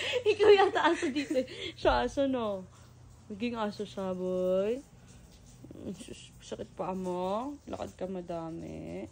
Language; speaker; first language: Filipino; non-native, local second language; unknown